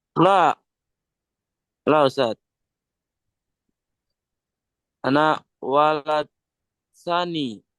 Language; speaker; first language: Arabic; non-native, learner; Indonesian